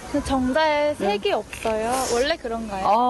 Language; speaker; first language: Korean; non-native, learner; English